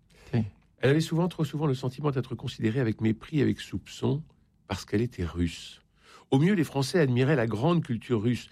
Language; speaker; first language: French; native; French